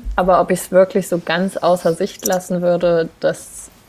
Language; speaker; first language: German; native; German